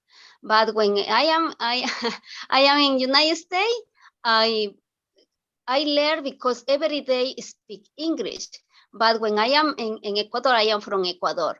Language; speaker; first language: English; non-native, learner; Spanish